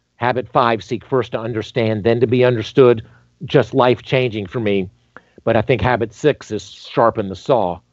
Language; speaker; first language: English; native; English